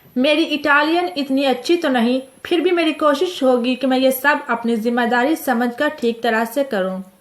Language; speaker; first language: Urdu; native; Urdu